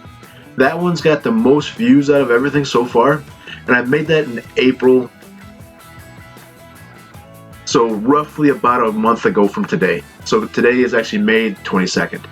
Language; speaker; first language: English; native; English